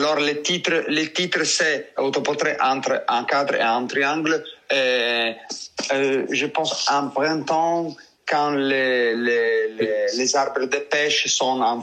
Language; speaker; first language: French; non-native, learner; Italian